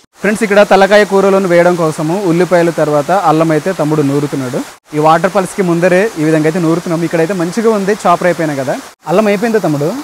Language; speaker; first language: Telugu; non-native, local second language; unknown